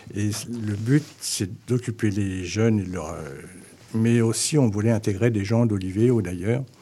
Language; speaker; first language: French; native; French